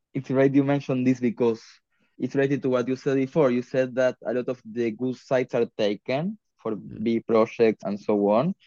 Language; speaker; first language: English; non-native, fluent; Spanish